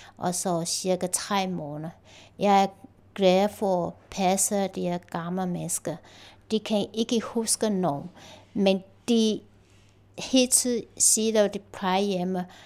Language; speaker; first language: Danish; non-native, learner; Chinese